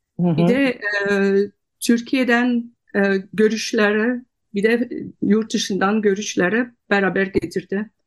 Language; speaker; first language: Turkish; non-native, fluent; Dutch